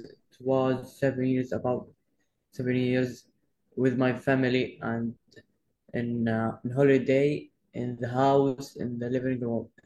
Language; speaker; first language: English; non-native, learner; Arabic